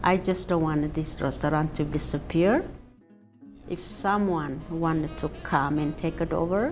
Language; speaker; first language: English; non-native, fluent; Amharic